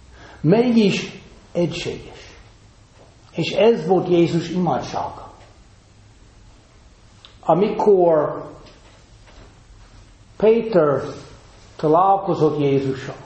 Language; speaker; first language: Hungarian; non-native, fluent; English